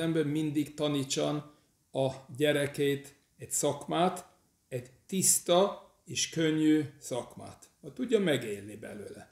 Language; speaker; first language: Hungarian; early bilingual, heritage; English